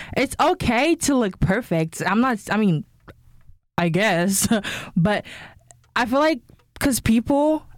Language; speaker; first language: English; non-native, local second language; Yoruba